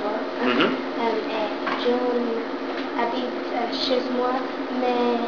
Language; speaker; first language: French; non-native, learner; English